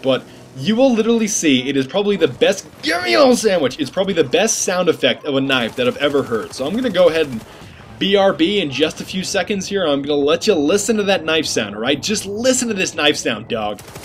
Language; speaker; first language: English; native; English